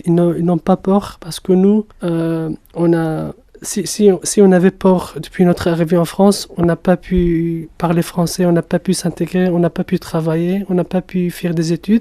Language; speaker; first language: French; non-native, fluent; Kurdish